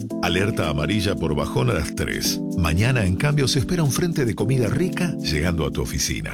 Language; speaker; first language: Spanish; native; Spanish